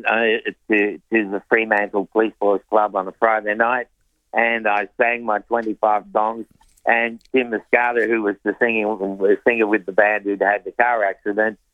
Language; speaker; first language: English; native; English